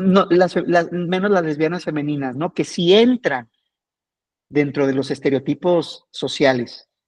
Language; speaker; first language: Spanish; native; Spanish